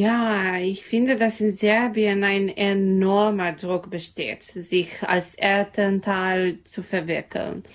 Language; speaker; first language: German; non-native, learner; Serbian